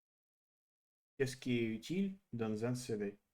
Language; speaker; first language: French; non-native, learner; Russian